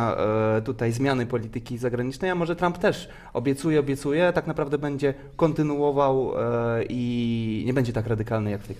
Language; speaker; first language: Polish; native; Polish